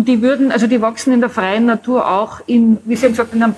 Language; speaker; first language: German; native; German